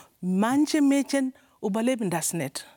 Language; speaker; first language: German; non-native, learner; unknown